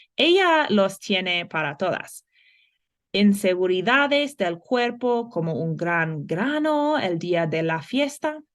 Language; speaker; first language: Spanish; non-native, fluent; English